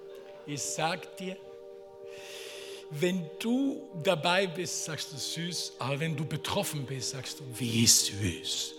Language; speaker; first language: German; non-native, fluent; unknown